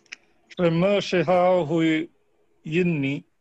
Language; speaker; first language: Chinese; non-native, learner; Indonesian